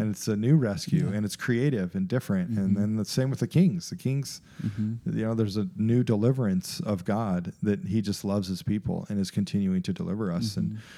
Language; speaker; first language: English; native; English